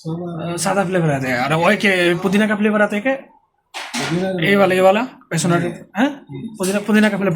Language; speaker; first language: Hindi; non-native, learner; Bangla